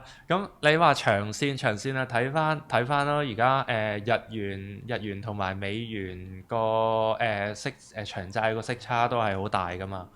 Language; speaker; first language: Cantonese; native; Cantonese